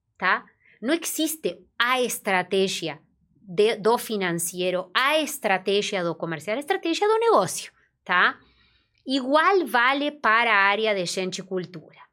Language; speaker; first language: Portuguese; non-native, fluent; Spanish